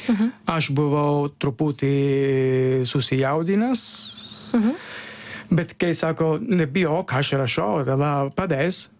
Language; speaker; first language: Lithuanian; non-native, learner; Italian